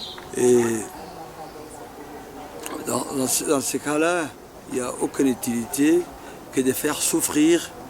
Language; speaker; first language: French; non-native, local second language; Afar